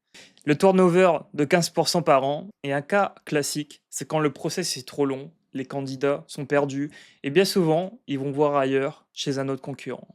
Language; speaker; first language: French; native; French